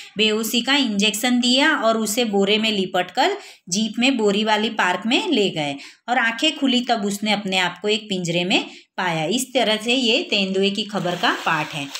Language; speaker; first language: Hindi; non-native, local second language; Gujarati